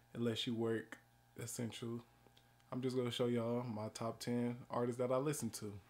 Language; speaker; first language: English; native; English